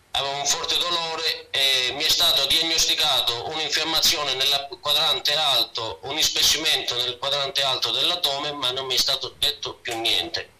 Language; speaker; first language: Italian; native; Italian